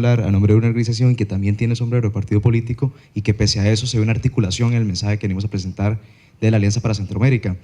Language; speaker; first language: Spanish; native; Spanish